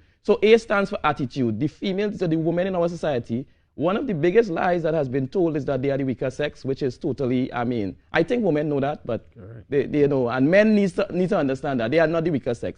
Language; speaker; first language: English; native; English